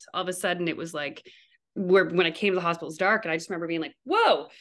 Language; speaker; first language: English; native; English